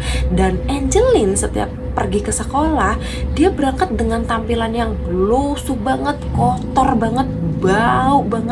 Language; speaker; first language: Indonesian; native; Indonesian